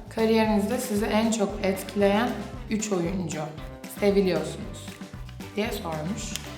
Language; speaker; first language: Turkish; native; Turkish